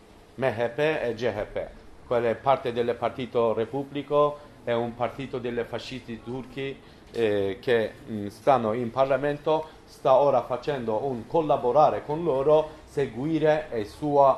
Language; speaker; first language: Italian; non-native, learner; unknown